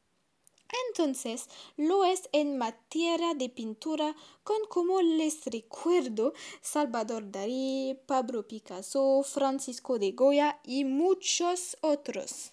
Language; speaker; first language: Spanish; non-native, learner; French